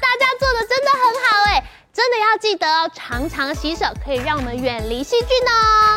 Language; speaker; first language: Chinese; native; Chinese